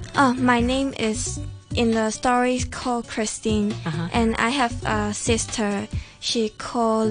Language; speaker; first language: English; non-native, learner; Cantonese